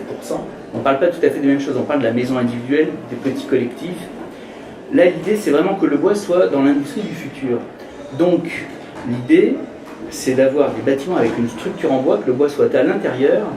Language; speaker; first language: French; native; French